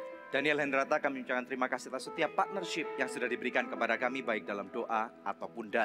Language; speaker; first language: Indonesian; native; Indonesian